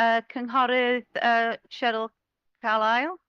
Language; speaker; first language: Welsh; native; Welsh